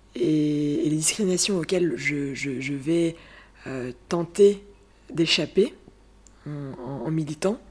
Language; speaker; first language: French; native; French